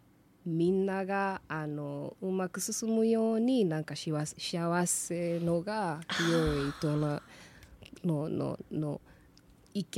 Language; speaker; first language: Japanese; non-native, learner; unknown